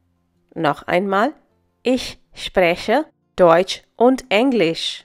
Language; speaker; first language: German; non-native, fluent; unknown